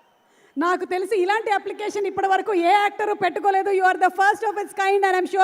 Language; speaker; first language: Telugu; native; Telugu